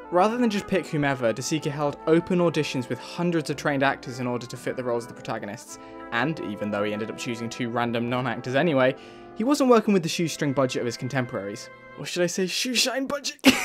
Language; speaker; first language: English; native; English